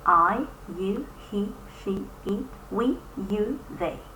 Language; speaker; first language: English; non-native, fluent; Albanian